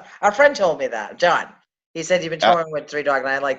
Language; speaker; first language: English; native; English